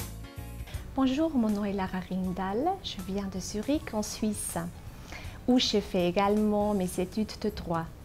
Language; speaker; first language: French; non-native, local second language; German